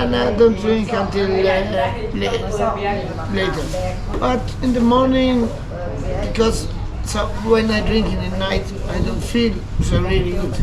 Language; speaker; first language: English; non-native, learner; Italian